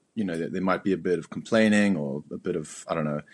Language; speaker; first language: English; native; English